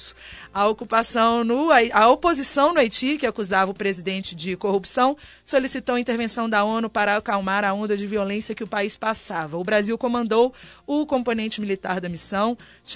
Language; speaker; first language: Portuguese; native; Portuguese